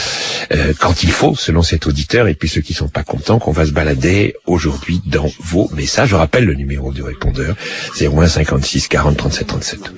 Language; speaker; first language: French; native; French